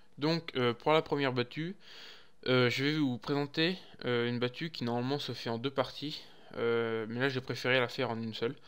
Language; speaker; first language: French; native; French